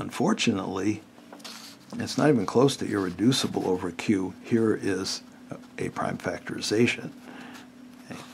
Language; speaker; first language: English; native; English